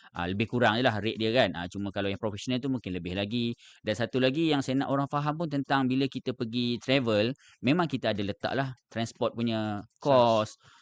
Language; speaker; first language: Malay; native; Malay